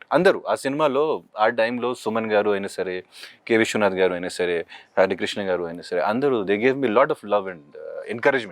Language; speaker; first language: Telugu; non-native, local second language; Hindi